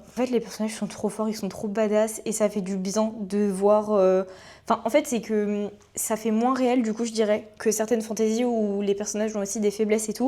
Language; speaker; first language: French; native; French